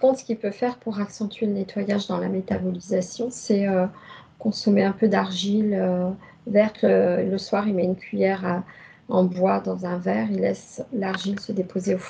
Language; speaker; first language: French; native; French